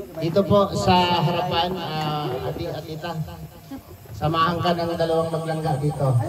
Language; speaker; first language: Filipino; non-native, local second language; Cebuano